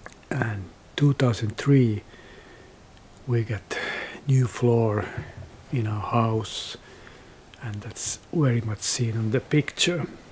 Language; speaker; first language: English; non-native, fluent; Finnish